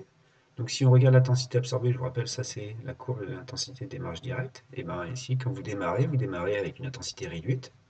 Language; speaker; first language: French; native; French